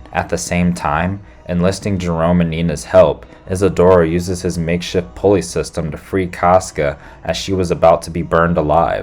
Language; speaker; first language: English; native; English